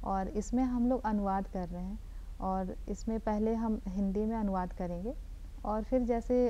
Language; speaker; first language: Hindi; native; Hindi